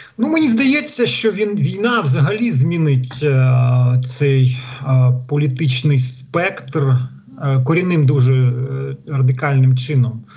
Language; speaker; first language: Ukrainian; non-native, local second language; Russian